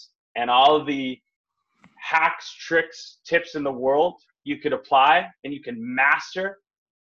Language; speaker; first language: English; native; English